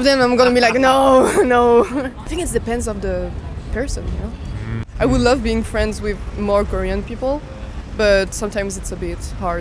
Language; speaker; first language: English; non-native, fluent; French